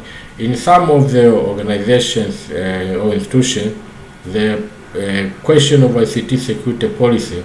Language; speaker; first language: English; non-native, local second language; Swahili